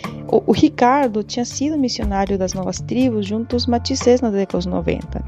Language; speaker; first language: Portuguese; native; Portuguese